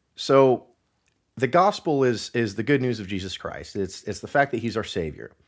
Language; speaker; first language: English; native; English